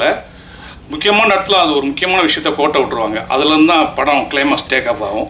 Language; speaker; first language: Tamil; native; Tamil